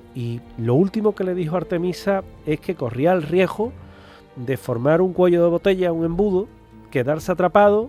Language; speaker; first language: Spanish; native; Spanish